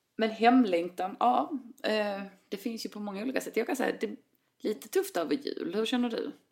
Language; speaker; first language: Swedish; native; Swedish